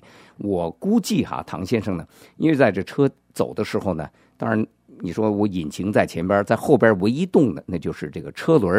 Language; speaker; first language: Chinese; native; Chinese